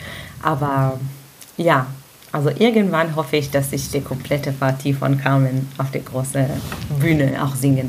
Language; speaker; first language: German; non-native, fluent; Hebrew